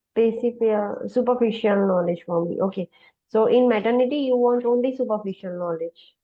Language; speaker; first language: English; non-native, local second language; Gujarati